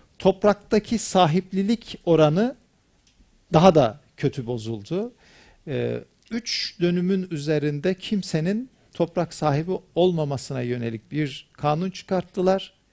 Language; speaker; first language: Turkish; native; Turkish